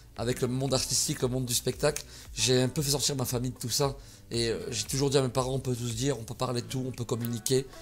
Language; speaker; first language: French; native; French